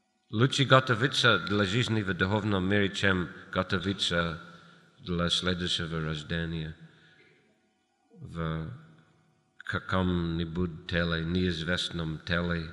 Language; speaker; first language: Russian; non-native, fluent; English